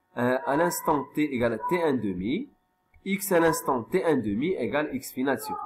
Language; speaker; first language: French; non-native, local second language; Arabic